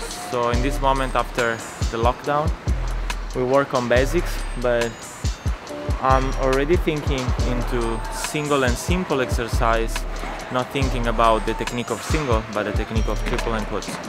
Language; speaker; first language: English; non-native, fluent; Italian